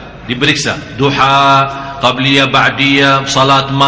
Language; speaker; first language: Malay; non-native, fluent; Arabic